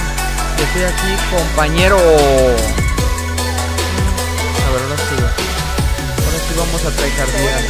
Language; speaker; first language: Spanish; native; Spanish